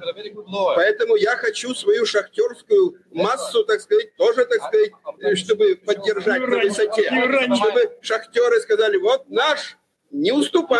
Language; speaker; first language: Russian; native; Russian